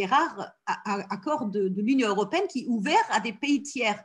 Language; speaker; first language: French; non-native, fluent; German